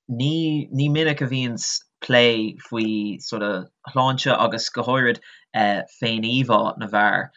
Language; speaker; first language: Irish; non-native, local second language; English